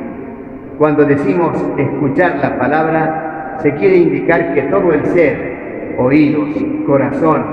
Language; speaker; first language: Spanish; native; Spanish